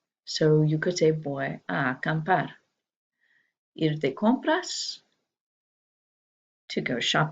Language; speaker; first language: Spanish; non-native, learner; English